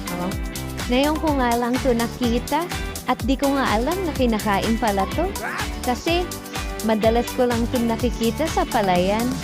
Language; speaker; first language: Filipino; non-native, local second language; Waray